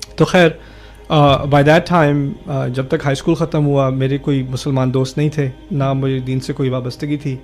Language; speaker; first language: Urdu; early bilingual, heritage; Urdu